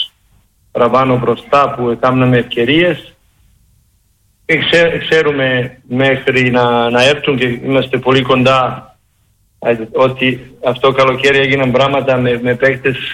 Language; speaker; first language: Greek; non-native, learner; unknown